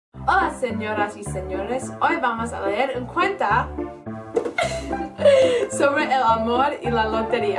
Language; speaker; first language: Spanish; non-native, learner; English